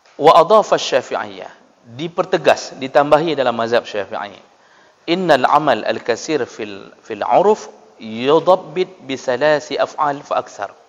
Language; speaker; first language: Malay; non-native, local second language; Achinese